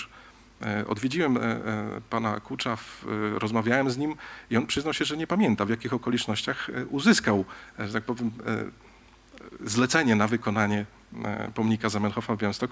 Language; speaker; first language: Polish; native; Polish